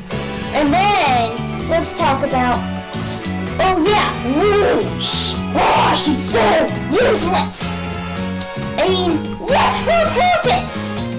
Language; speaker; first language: English; native; English